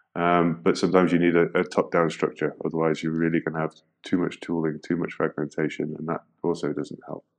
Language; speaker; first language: English; native; English